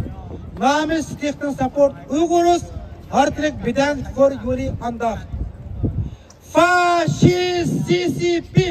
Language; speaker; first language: Dutch; non-native, fluent; Uyghur